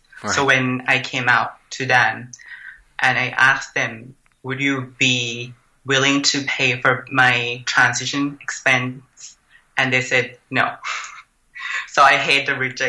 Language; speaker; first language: English; non-native, fluent; Thai